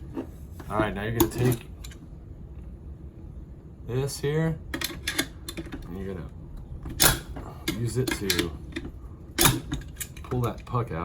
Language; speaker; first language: English; native; English